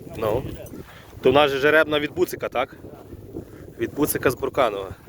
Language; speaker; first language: Ukrainian; native; Ukrainian